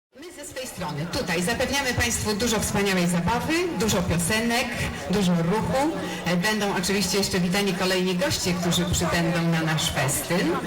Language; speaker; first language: Polish; native; Polish